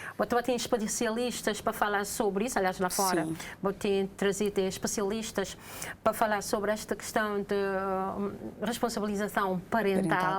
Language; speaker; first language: Portuguese; non-native, local second language; Kabuverdianu